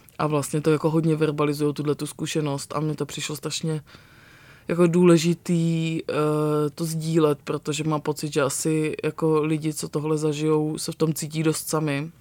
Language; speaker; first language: Czech; native; Czech